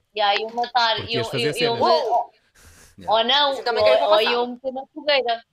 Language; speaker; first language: Portuguese; native; Portuguese